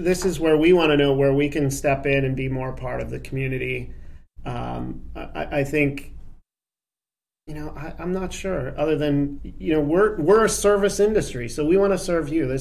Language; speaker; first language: English; native; English